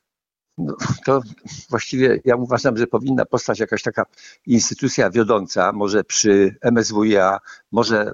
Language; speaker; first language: Polish; native; Polish